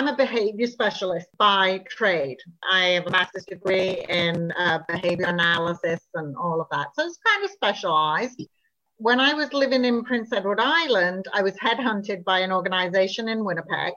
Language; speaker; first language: English; native; English